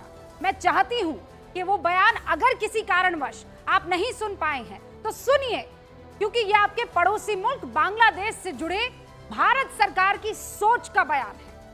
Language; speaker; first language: Hindi; native; Hindi